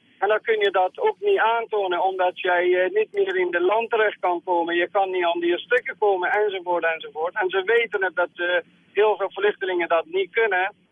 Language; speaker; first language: Dutch; non-native, fluent; Persian